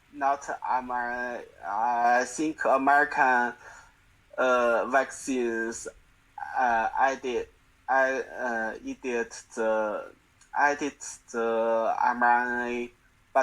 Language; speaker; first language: English; non-native, learner; Chinese